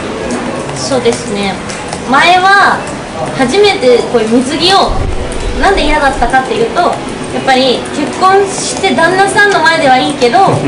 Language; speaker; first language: Japanese; native; Japanese